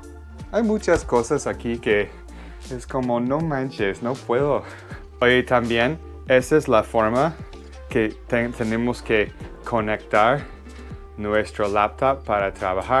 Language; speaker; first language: Spanish; non-native, fluent; English